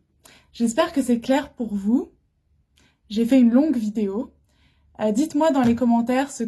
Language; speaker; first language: French; non-native, fluent; Arabic